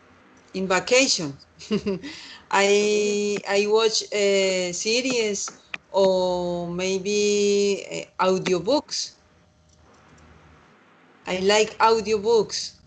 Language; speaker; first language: English; non-native, learner; Spanish